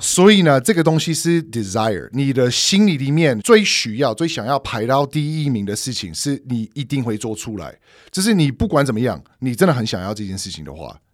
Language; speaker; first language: Chinese; non-native, fluent; English